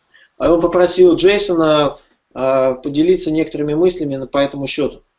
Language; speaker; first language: Russian; native; Russian